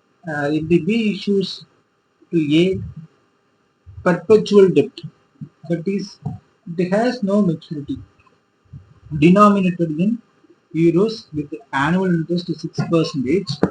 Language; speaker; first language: English; non-native, local second language; Tamil